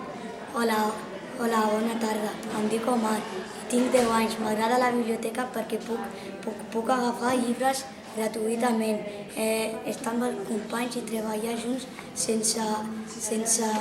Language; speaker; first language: Catalan; early bilingual, other home language; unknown